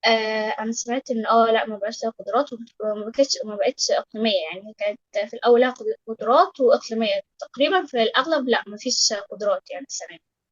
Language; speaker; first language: Arabic; native; Arabic